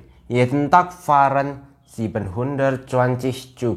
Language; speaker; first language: German; non-native, learner; Indonesian